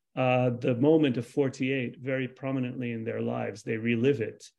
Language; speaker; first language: English; early bilingual, other home language; Arabic